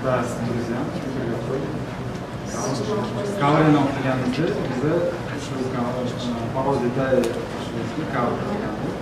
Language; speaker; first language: Russian; non-native, local second language; Uzbek